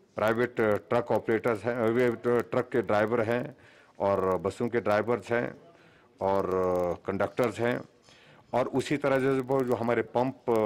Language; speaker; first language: Hindi; native; Hindi